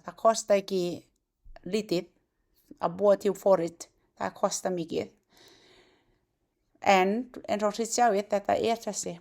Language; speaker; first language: Icelandic; non-native, learner; Thai